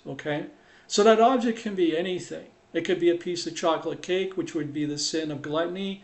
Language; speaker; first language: English; native; English